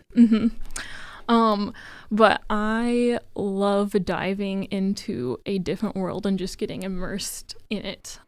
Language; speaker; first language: English; native; English